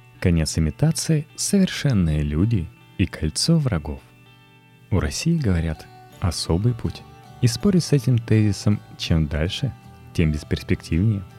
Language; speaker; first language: Russian; native; Russian